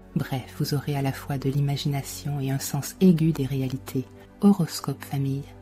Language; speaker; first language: French; native; French